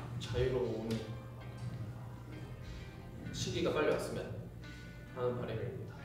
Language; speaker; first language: Korean; native; Korean